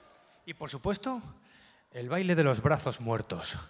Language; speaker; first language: Spanish; native; Spanish